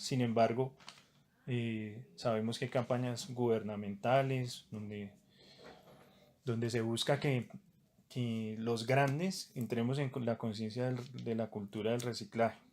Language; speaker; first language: Spanish; native; Spanish